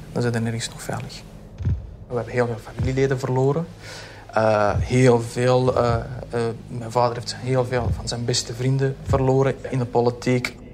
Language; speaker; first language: Dutch; early bilingual, other home language; Pashto